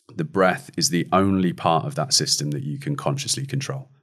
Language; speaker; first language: English; native; English